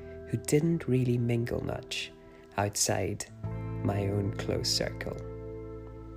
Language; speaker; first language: English; non-native, local second language; Hindi